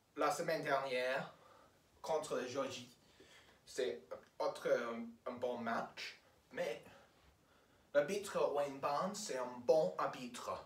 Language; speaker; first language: French; non-native, learner; English